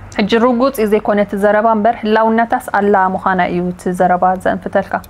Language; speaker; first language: Tigrinya; native; Tigrinya